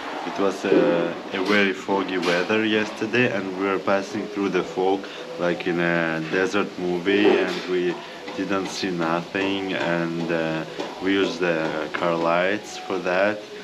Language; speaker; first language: English; non-native, fluent; Russian